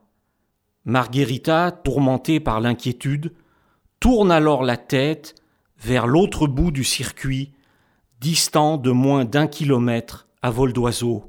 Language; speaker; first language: French; native; French